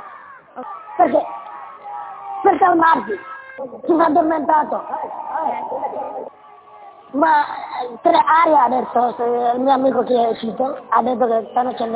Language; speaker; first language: Italian; non-native, learner; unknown